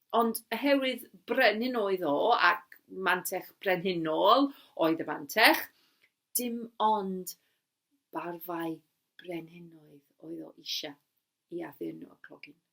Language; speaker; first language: Welsh; non-native, local second language; English